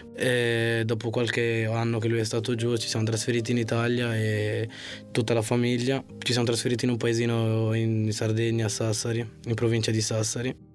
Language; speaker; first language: Italian; early bilingual, other home language; Arabic